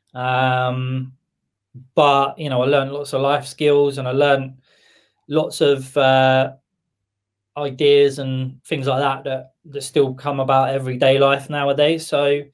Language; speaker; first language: English; native; English